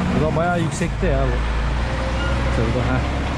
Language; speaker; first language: Turkish; native; Turkish